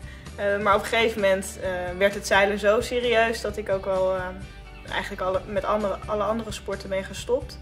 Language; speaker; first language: Dutch; native; Dutch